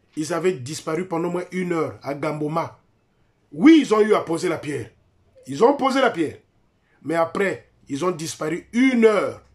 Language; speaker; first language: French; non-native, local second language; Lingala